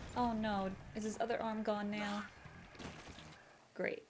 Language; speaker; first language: English; native; English